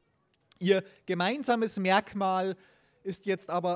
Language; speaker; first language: German; native; German